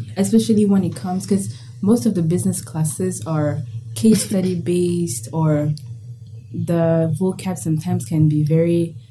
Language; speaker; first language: English; non-native, local second language; Kinyarwanda